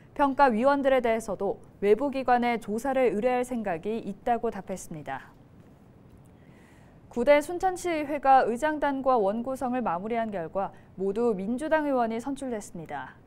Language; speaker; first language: Korean; native; Korean